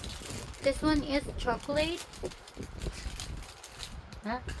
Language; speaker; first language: English; non-native, local second language; Filipino